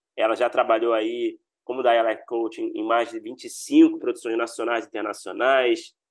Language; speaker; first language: Portuguese; native; Portuguese